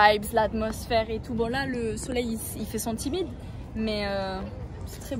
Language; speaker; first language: French; native; French